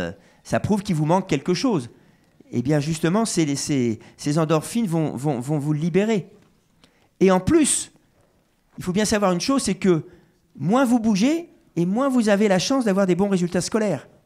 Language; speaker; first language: French; native; French